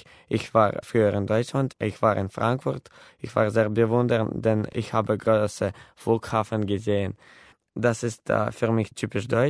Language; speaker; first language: German; non-native, learner; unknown